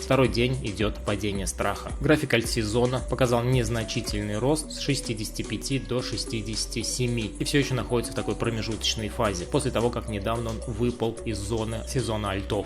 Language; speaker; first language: Russian; native; Russian